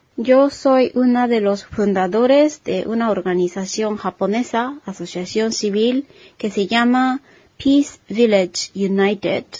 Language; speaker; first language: Spanish; non-native, fluent; Japanese